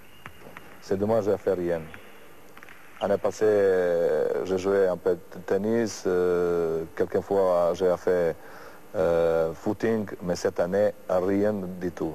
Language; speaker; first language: French; non-native, learner; Serbian